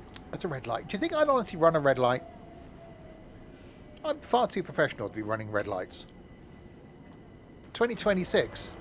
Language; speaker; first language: English; native; English